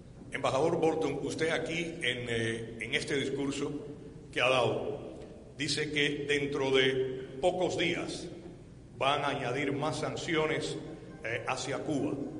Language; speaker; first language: Spanish; early bilingual, heritage; Spanish